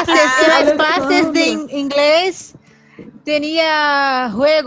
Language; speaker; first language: Spanish; non-native, learner; Portuguese